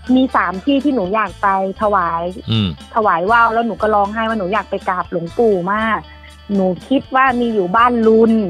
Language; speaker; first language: Thai; native; Thai